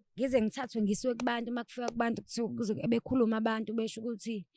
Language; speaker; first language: Zulu; native; Zulu